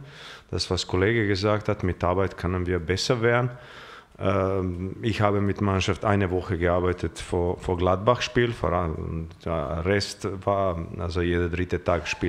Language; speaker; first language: German; non-native, fluent; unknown